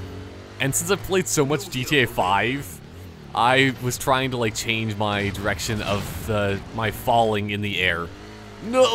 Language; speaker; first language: English; native; English